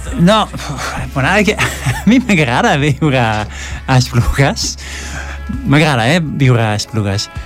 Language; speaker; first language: Catalan; non-native, fluent; Dutch